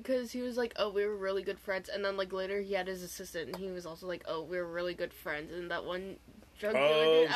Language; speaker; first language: English; native; English